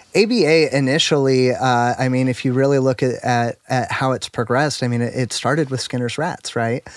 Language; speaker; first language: English; native; English